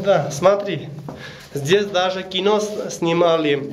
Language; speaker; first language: Russian; non-native, local second language; Armenian